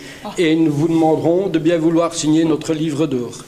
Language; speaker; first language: French; native; French